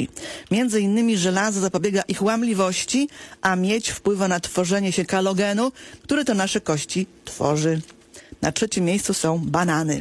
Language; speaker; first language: Polish; native; Polish